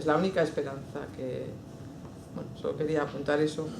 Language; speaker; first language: Spanish; native; Spanish